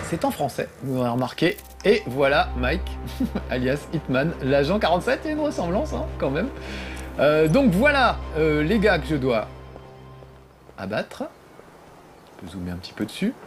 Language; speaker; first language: French; native; French